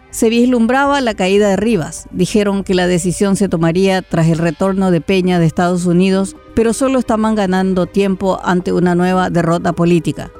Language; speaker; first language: Spanish; native; Spanish